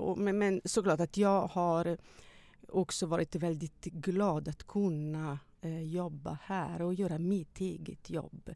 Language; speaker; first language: Swedish; non-native, fluent; Italian